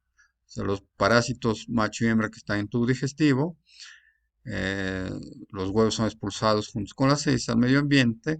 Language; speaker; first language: Spanish; native; Spanish